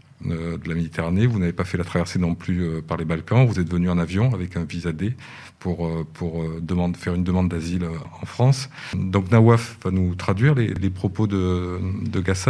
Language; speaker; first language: French; native; French